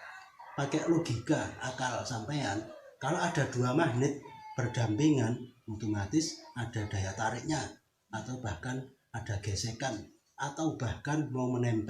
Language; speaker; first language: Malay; non-native, local second language; Javanese